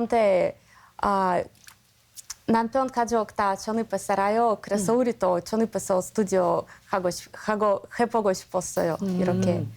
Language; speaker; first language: Korean; non-native, learner; Russian